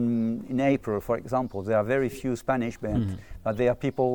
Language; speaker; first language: English; non-native, fluent; French